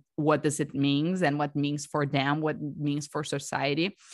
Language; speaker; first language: English; non-native, fluent; Portuguese